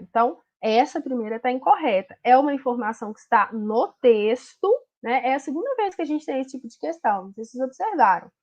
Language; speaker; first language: Portuguese; native; Portuguese